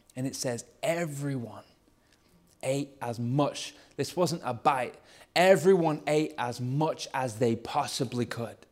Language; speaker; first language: English; native; English